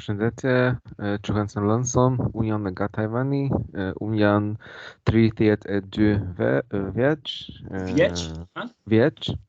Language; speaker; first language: Albanian; non-native, learner; Chinese